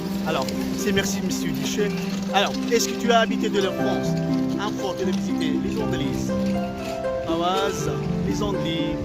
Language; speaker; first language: French; non-native, learner; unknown